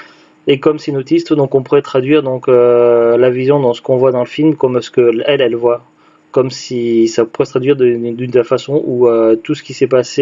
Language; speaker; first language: French; native; French